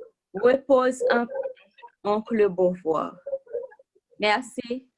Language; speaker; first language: French; non-native, local second language; Haitian Creole